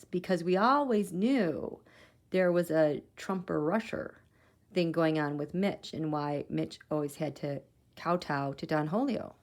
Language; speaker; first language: English; native; English